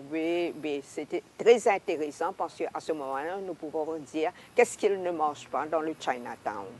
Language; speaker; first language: French; non-native, local second language; Hakka Chinese